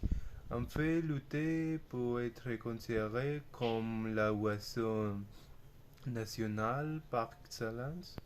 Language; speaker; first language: French; non-native, learner; Spanish